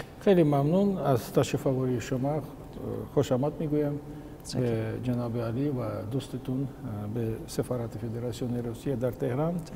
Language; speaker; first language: Persian; non-native, fluent; Russian